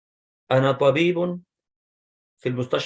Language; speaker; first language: Arabic; non-native, learner; English